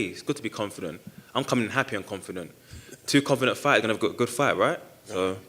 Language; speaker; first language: English; native; English